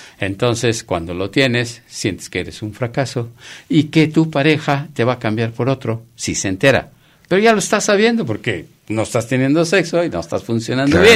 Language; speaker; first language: Spanish; native; Spanish